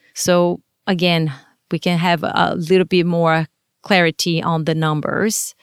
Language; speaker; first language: English; non-native, fluent; Portuguese